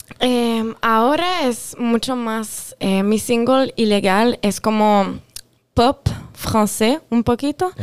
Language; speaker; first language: Spanish; non-native, local second language; French